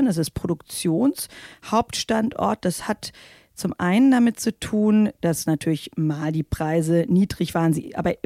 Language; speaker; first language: German; native; German